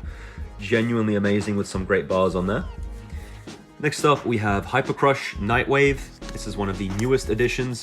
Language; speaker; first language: English; native; English